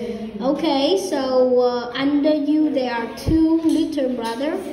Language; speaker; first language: English; non-native, fluent; Vietnamese